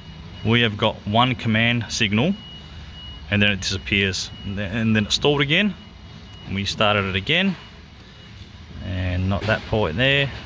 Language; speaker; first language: English; native; English